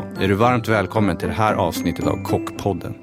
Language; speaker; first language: Swedish; native; Swedish